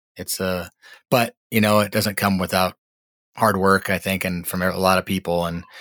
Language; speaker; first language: English; native; English